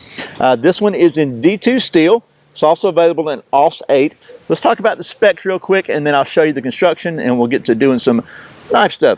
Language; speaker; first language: English; native; English